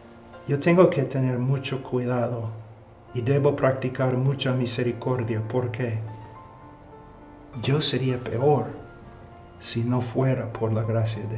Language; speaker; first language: Spanish; non-native, fluent; English